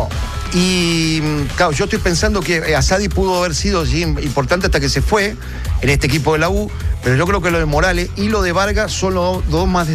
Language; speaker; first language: Spanish; native; Spanish